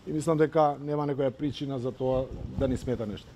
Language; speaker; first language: Macedonian; non-native, local second language; Albanian